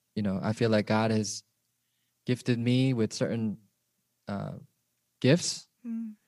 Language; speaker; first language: English; early bilingual, other home language; Korean